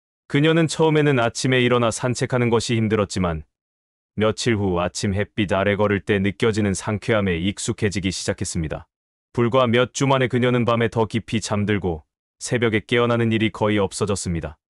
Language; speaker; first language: Korean; native; Korean